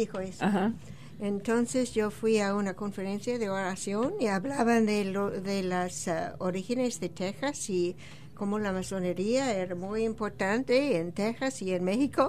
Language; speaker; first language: Spanish; non-native, fluent; English